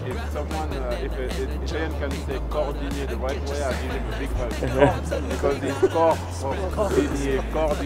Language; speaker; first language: English; non-native, fluent; French